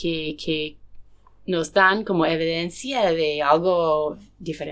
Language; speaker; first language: Spanish; non-native, fluent; English